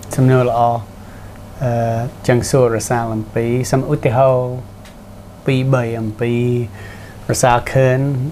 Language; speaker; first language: Khmer; early bilingual, heritage; Khmer